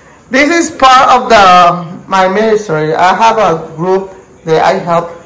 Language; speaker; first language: English; non-native, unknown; Spanish